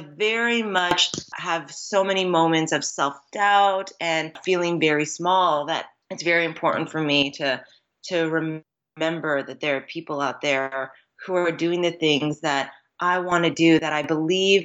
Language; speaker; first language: English; native; English